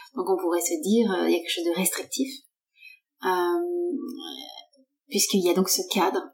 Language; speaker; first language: French; native; French